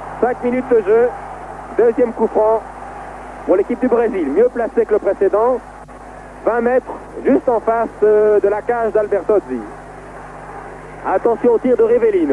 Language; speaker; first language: French; native; French